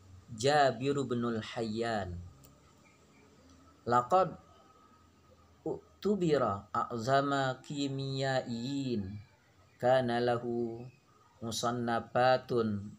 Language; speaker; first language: Arabic; non-native, fluent; Indonesian